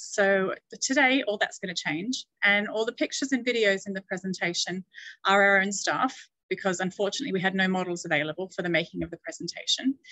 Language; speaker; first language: English; native; English